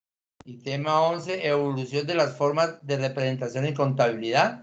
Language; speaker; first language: Spanish; native; Spanish